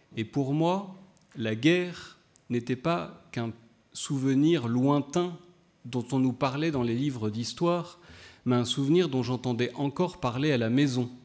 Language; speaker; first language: French; native; French